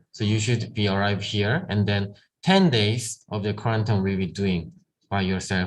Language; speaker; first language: English; non-native, learner; Korean